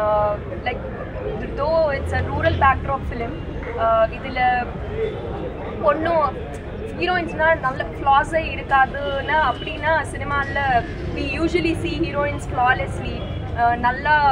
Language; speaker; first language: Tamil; non-native, learner; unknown